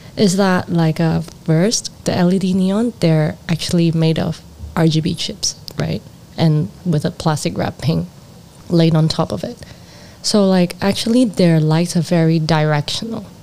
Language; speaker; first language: English; non-native, local second language; Cantonese